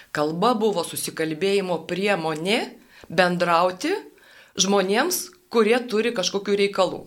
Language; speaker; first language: Lithuanian; native; Lithuanian